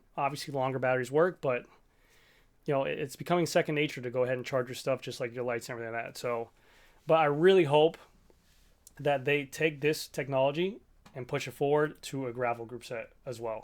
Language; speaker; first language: English; native; English